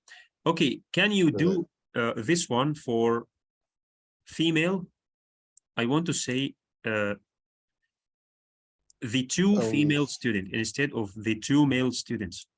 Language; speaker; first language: English; non-native, fluent; Arabic